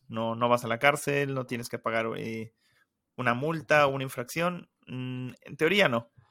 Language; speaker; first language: Spanish; native; Spanish